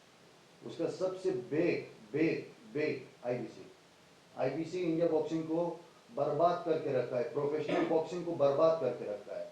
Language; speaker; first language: Hindi; non-native, fluent; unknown